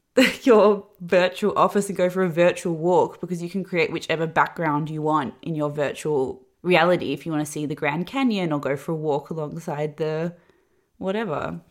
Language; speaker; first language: English; native; English